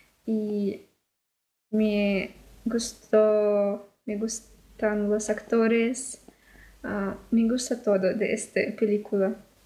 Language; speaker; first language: Spanish; non-native, learner; Russian